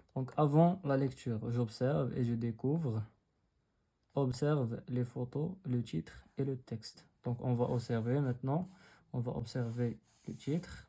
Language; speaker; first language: French; non-native, local second language; Arabic